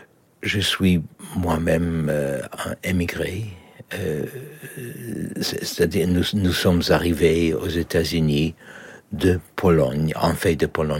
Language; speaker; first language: French; non-native, learner; Polish